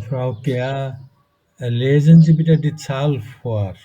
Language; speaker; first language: German; non-native, fluent; Bangla